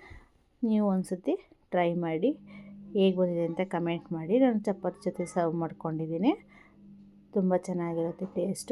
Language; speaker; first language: Kannada; native; Kannada